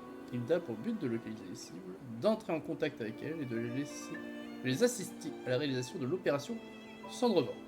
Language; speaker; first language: French; native; French